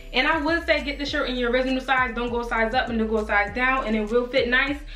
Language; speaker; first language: English; native; English